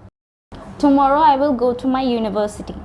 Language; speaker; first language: English; non-native, local second language; Bangla